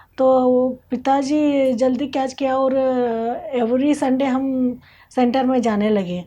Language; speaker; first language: Hindi; non-native, local second language; Kannada